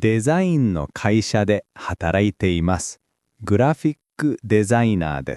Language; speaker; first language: Japanese; non-native, learner; English